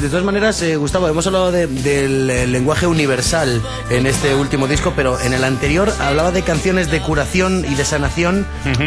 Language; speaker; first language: Spanish; native; Spanish